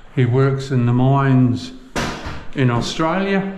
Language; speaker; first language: English; native; English